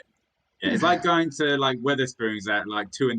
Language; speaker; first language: English; native; English